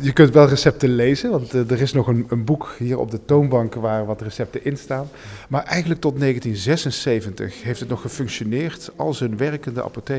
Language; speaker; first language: Dutch; native; Dutch